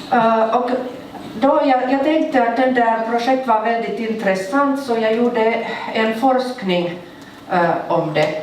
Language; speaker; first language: Swedish; non-native, local second language; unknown